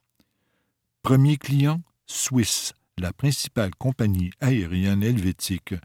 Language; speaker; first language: French; native; French